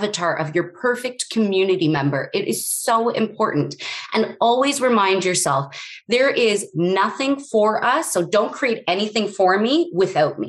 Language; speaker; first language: English; native; English